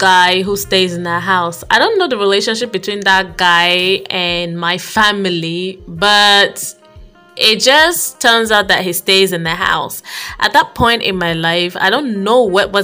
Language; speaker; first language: English; non-native, local second language; Igbo